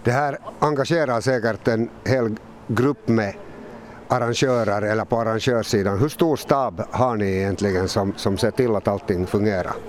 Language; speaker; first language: Swedish; native; Swedish